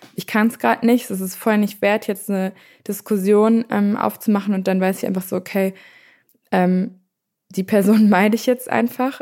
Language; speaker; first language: German; native; German